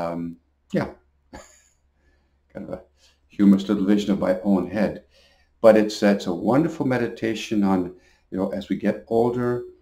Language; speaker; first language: English; native; English